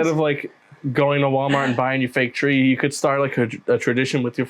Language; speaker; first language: English; native; English